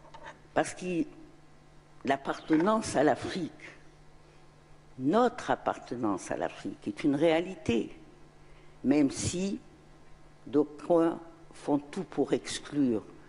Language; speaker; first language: French; non-native, local second language; Arabic